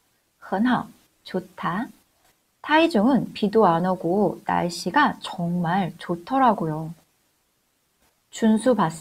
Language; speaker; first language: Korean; non-native, fluent; Chinese